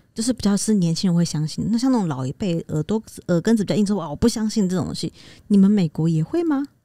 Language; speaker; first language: Chinese; native; Chinese